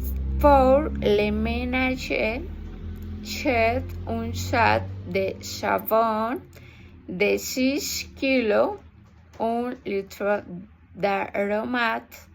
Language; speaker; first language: French; non-native, learner; Spanish